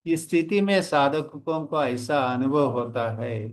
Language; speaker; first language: Hindi; non-native, local second language; Telugu